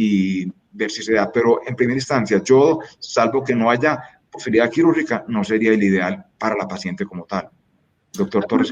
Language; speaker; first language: Spanish; native; Spanish